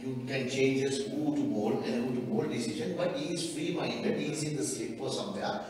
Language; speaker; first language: English; non-native, local second language; Sinhala